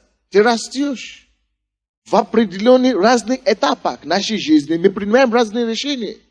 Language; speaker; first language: Russian; non-native, fluent; Yoruba